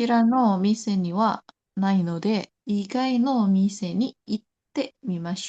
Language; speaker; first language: Japanese; non-native, learner; Indonesian